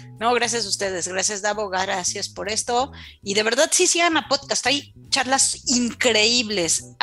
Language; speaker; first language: Spanish; native; Spanish